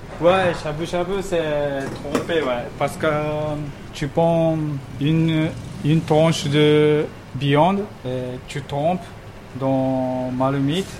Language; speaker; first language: French; non-native, learner; Japanese